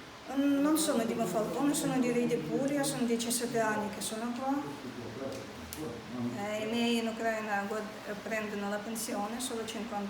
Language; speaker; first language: Italian; non-native, fluent; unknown